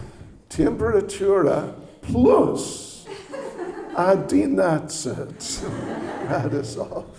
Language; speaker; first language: Russian; non-native, learner; English